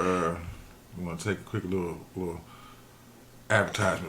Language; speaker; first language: English; native; English